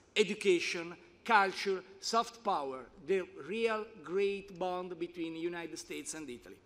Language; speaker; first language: English; non-native, fluent; Italian